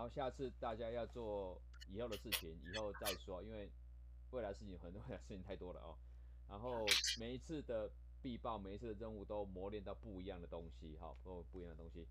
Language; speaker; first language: Chinese; native; Chinese